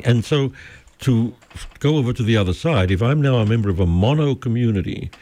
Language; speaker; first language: English; early bilingual, other home language; Spanish